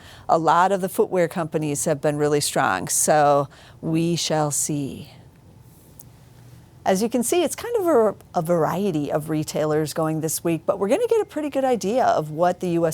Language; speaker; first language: English; native; English